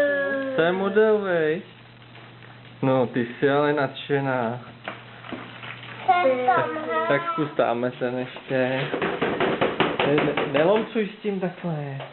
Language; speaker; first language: Czech; native; Czech